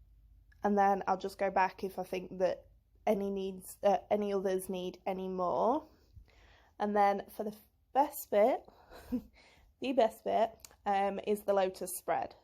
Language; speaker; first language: English; native; English